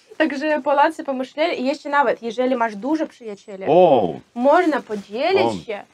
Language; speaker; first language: Polish; non-native, fluent; Russian